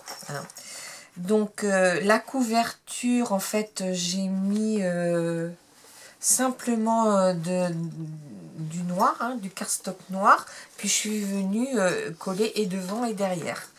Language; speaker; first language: French; native; French